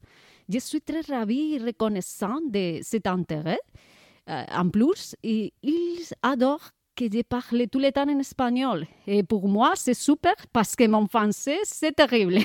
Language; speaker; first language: French; non-native, learner; Spanish